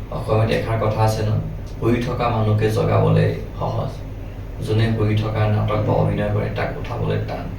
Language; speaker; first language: Assamese; non-native, local second language; Nepali